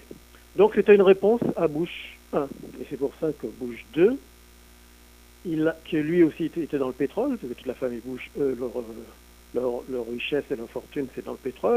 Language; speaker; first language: French; native; French